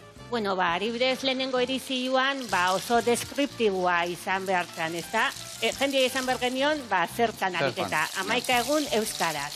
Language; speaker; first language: Basque; native; Basque